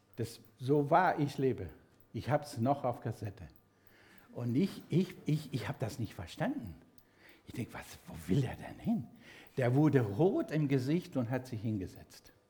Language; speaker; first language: German; non-native, fluent; Spanish